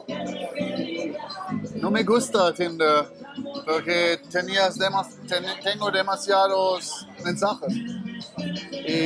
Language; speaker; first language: Spanish; non-native, learner; German